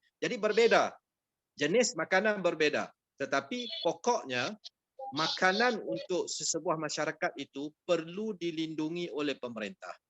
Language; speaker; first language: Malay; native; Malay